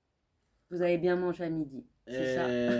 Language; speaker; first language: French; native; French